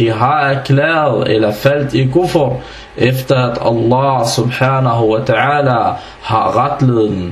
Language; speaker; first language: Danish; non-native, fluent; Arabic